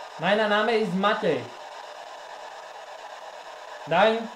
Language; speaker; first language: German; non-native, learner; Slovak